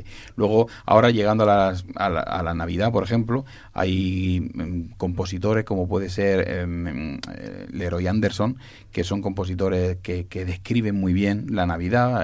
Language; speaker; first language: Spanish; native; Spanish